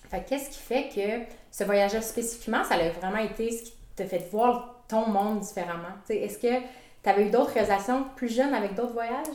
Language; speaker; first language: French; native; French